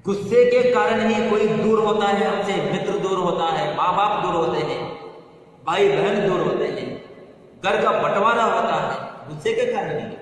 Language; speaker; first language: Hindi; non-native, local second language; Kannada